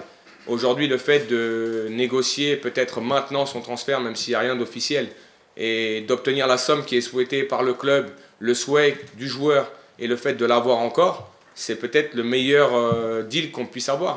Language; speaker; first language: French; native; French